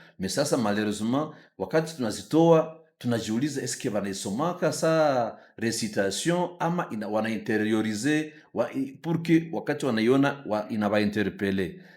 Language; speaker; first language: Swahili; native; Swahili